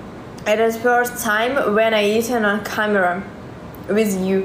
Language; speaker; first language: English; non-native, learner; Russian